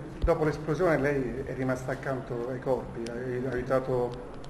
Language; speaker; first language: Italian; native; Italian